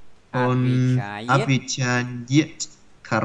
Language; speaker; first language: Russian; non-native, learner; Vietnamese